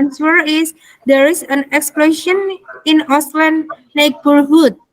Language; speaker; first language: English; non-native, learner; Indonesian